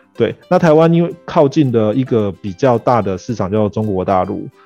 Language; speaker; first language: Chinese; early bilingual, heritage; Chinese